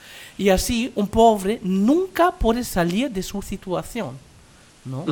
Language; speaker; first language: Spanish; non-native, fluent; German